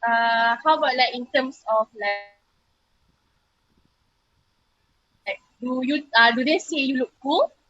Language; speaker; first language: English; non-native, local second language; Malay